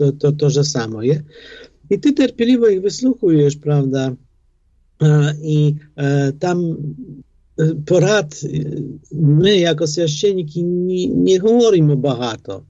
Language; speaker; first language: Polish; non-native, fluent; Ukrainian